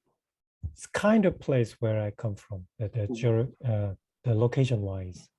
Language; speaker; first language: English; non-native, fluent; Korean